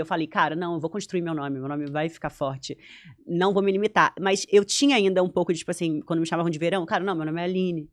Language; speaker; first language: Portuguese; native; Portuguese